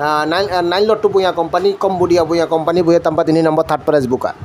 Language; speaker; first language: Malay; non-native, learner; Bangla